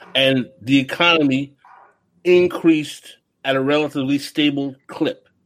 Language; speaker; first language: English; early bilingual, other home language; Haitian Creole